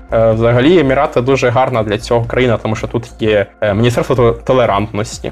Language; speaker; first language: Ukrainian; native; Ukrainian